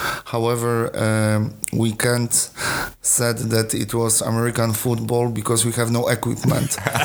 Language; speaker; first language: English; non-native, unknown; Polish